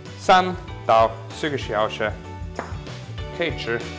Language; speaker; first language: Chinese; non-native, learner; English